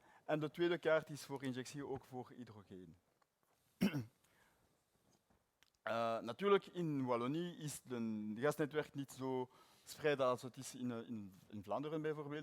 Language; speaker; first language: Dutch; non-native, learner; French